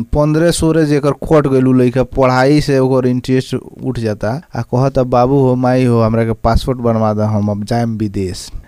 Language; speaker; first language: Bhojpuri; native; Bhojpuri